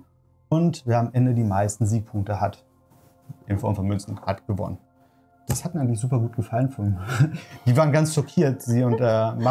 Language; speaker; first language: German; native; German